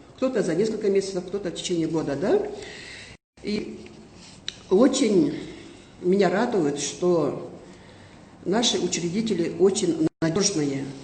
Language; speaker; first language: Russian; non-native, local second language; Kazakh